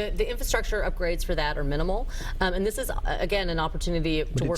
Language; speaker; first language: English; native; English